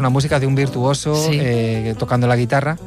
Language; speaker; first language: Spanish; native; Spanish